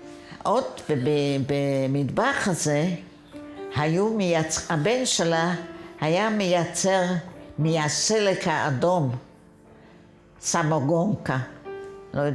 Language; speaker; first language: Hebrew; non-native, fluent; Yiddish